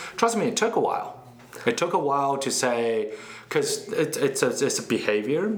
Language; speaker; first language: English; non-native, fluent; Chinese